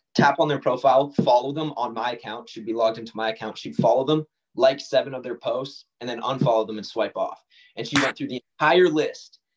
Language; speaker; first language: English; native; English